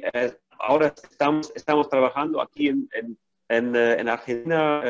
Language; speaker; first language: Spanish; non-native, fluent; German